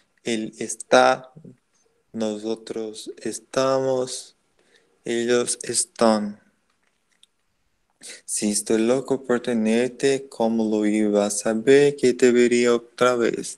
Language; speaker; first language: Spanish; non-native, learner; Portuguese